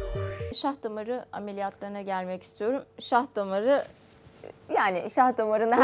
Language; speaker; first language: Turkish; native; Turkish